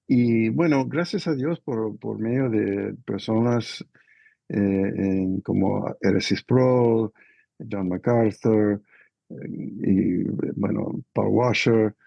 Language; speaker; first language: Spanish; non-native, fluent; English